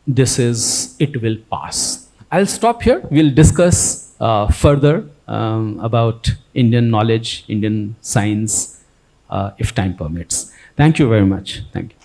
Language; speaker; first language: English; non-native, local second language; Gujarati